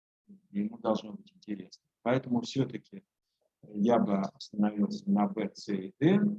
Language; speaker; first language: Russian; native; Russian